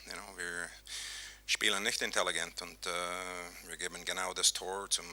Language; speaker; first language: German; non-native, fluent; English